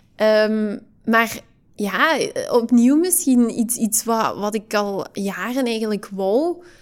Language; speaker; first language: Dutch; native; Dutch